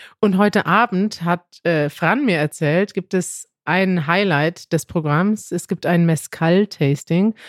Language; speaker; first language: German; native; German